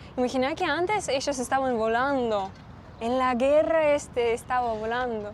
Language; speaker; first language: Spanish; non-native, learner; Russian